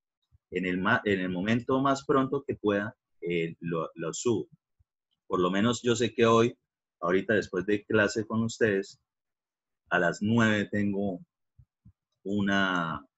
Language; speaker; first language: Spanish; native; Spanish